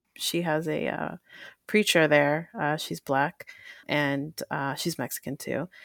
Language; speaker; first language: English; early bilingual, other home language; Spanish